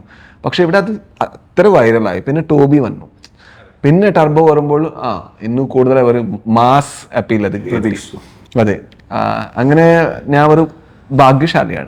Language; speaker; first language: Malayalam; non-native, learner; Kannada